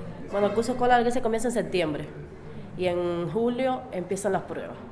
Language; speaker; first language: Spanish; native; Spanish